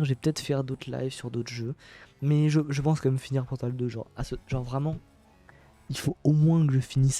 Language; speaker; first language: French; native; French